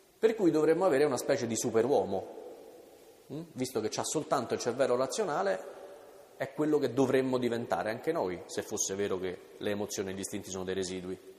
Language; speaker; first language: Italian; native; Italian